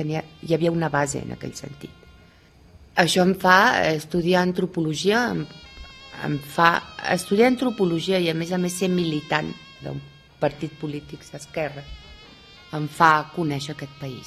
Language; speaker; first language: Catalan; early bilingual, heritage; Catalan